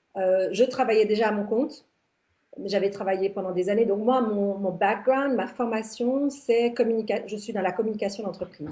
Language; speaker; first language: French; early bilingual, other home language; English